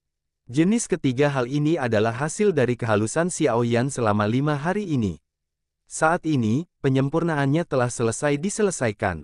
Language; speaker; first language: Indonesian; native; Indonesian